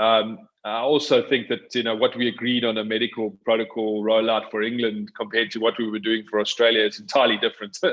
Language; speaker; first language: English; native; English